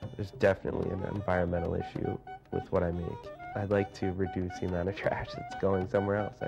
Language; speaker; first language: English; native; English